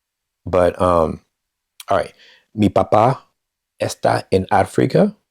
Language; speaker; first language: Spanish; non-native, learner; English